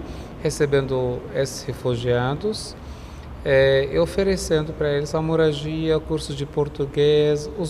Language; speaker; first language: Portuguese; non-native, fluent; Arabic